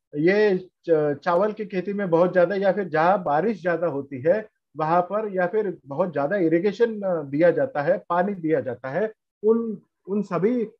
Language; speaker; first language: Hindi; non-native, local second language; Marathi